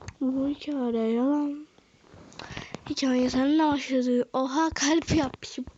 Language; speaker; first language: Turkish; native; Turkish